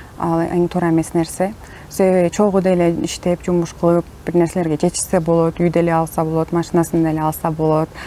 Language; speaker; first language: Kyrgyz; non-native, local second language; Turkish